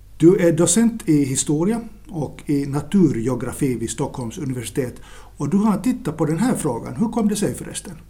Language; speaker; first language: Swedish; native; Swedish